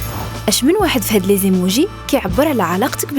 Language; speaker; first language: Arabic; native; Arabic